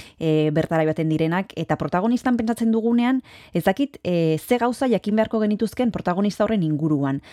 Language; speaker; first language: Basque; native; Basque